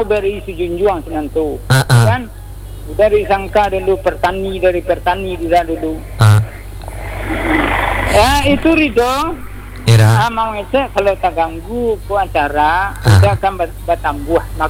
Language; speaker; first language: Indonesian; native; Indonesian